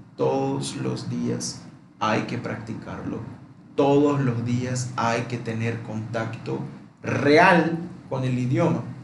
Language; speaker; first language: Spanish; non-native, fluent; Portuguese